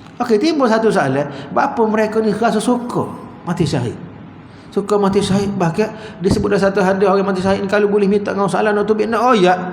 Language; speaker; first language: Malay; native; Malay